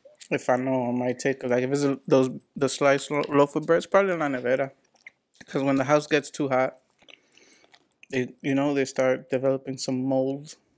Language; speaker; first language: English; early bilingual, other home language; Spanish